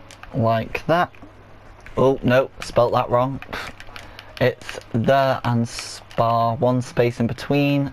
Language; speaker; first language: English; native; English